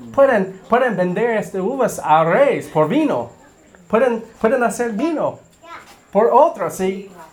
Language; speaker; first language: Spanish; non-native, learner; English